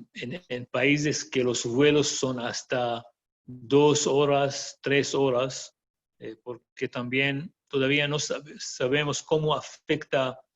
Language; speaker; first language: Spanish; non-native, fluent; Arabic